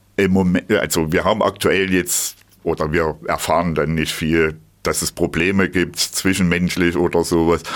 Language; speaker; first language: German; native; German